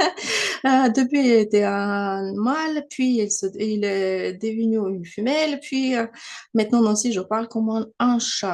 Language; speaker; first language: French; non-native, fluent; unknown